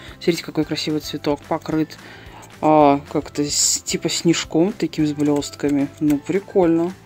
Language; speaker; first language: Russian; native; Russian